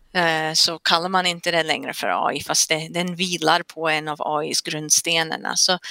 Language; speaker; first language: Swedish; non-native, fluent; English